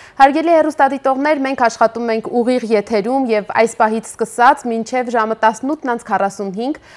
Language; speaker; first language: Armenian; native; Armenian